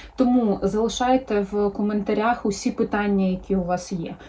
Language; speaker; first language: Ukrainian; non-native, local second language; Russian